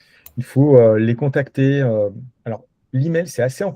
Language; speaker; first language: French; native; French